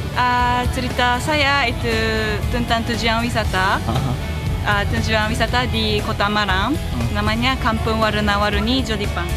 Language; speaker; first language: Indonesian; non-native, learner; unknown